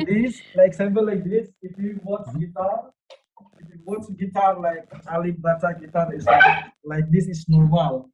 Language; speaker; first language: English; non-native, learner; Indonesian